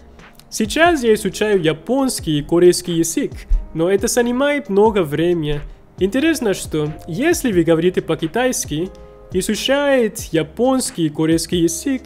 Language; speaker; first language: Russian; non-native, learner; Spanish